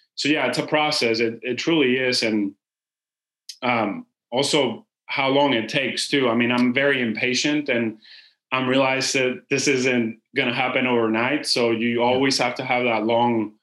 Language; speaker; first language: English; non-native, fluent; Spanish